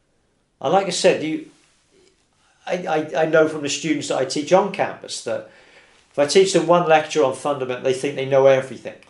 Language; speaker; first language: English; native; English